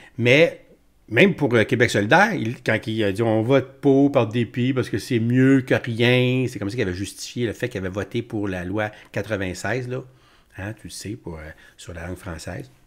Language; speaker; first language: French; native; French